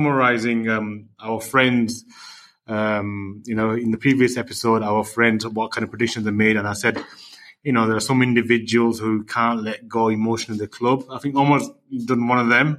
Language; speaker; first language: English; native; English